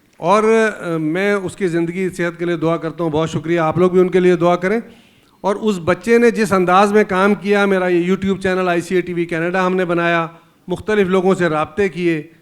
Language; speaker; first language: Urdu; native; Urdu